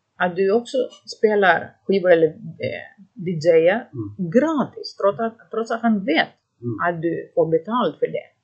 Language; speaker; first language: Swedish; non-native, fluent; Greek